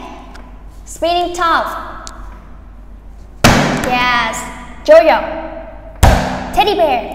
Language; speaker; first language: English; non-native, fluent; Vietnamese